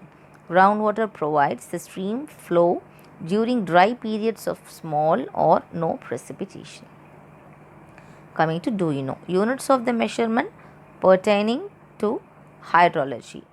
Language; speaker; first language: English; non-native, local second language; Tamil